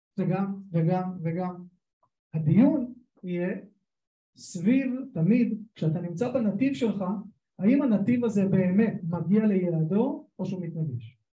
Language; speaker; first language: Hebrew; native; Hebrew